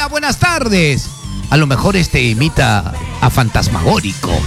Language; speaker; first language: Spanish; native; Spanish